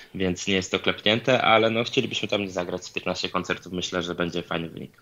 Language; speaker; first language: Polish; native; Polish